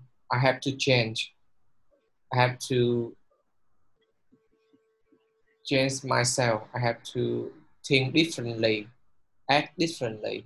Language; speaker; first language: English; non-native, learner; Vietnamese